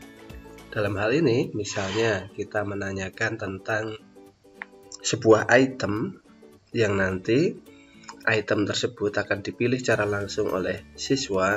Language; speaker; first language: Indonesian; native; Indonesian